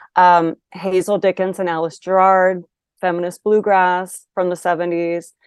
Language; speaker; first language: English; native; English